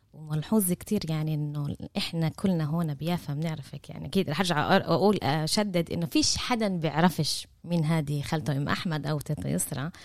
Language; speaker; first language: Arabic; native; Arabic